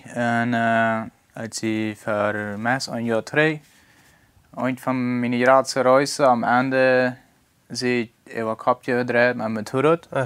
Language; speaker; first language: German; non-native, local second language; Plautdietsch